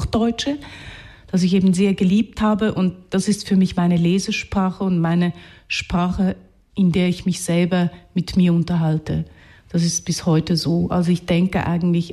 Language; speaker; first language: German; non-native, fluent; Hungarian